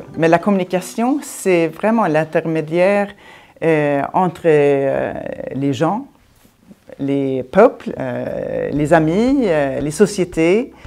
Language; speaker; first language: French; non-native, fluent; Swedish